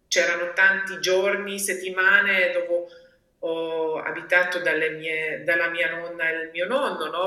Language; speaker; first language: Italian; non-native, local second language; German